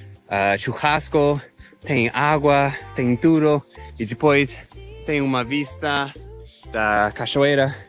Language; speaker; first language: Portuguese; non-native, fluent; English